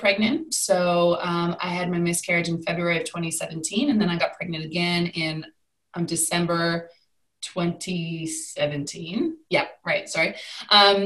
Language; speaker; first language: English; native; English